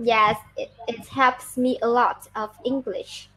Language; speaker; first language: English; non-native, learner; Vietnamese